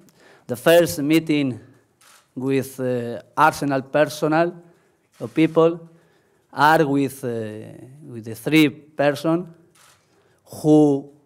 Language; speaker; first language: English; non-native, learner; Spanish